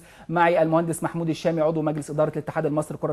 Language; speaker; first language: Arabic; native; Arabic